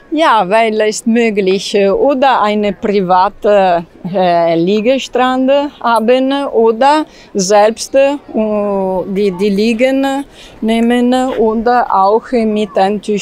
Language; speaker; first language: German; non-native, learner; Italian